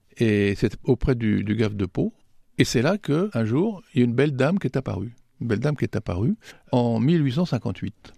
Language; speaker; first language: French; native; French